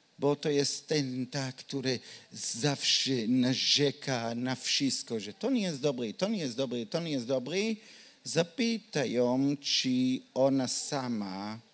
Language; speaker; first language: Polish; non-native, learner; Hebrew